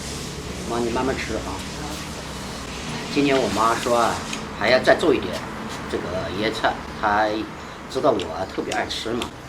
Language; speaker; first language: Chinese; native; Chinese